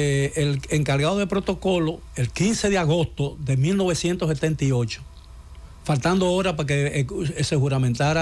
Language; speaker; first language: Spanish; native; Spanish